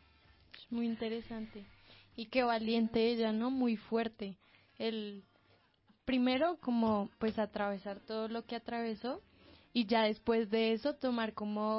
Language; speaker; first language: Spanish; native; Spanish